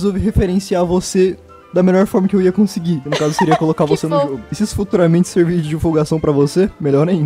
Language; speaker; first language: Portuguese; native; Portuguese